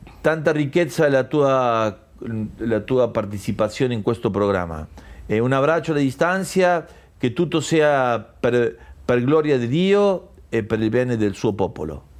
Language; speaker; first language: Italian; non-native, learner; Spanish